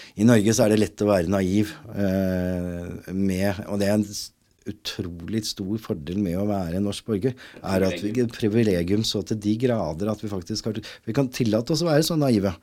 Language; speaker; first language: Norwegian; native; Norwegian